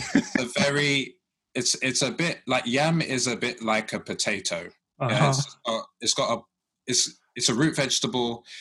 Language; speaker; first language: English; early bilingual, other home language; Yoruba